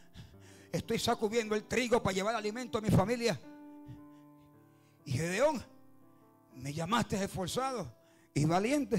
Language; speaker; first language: Spanish; native; Spanish